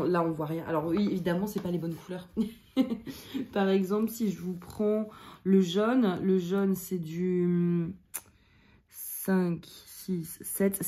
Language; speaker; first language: French; native; French